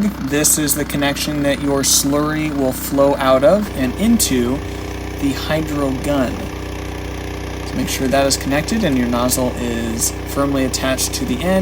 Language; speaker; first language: English; native; English